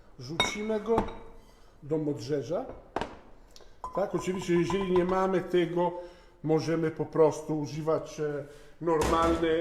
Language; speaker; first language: Polish; non-native, fluent; Italian